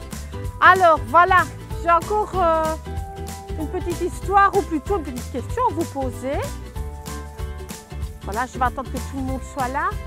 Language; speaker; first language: French; native; French